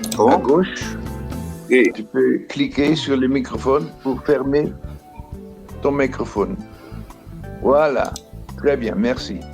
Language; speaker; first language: French; non-native, fluent; Dutch